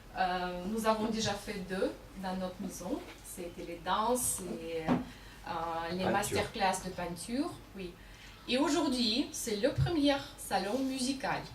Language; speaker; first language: French; non-native, fluent; Russian